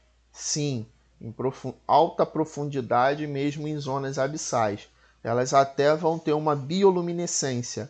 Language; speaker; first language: Portuguese; native; Portuguese